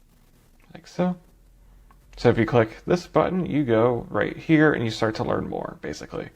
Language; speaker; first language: English; native; English